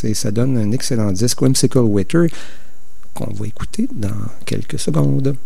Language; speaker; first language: French; native; French